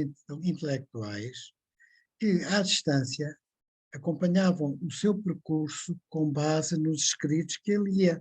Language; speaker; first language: Portuguese; native; Portuguese